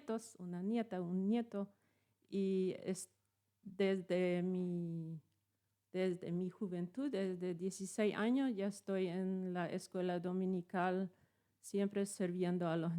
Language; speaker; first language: Spanish; non-native, local second language; Plautdietsch